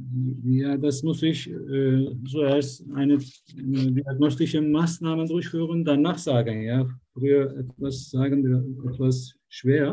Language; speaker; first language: German; non-native, learner; Turkish